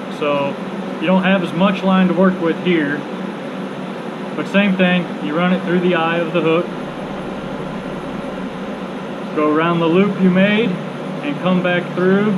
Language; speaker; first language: English; native; English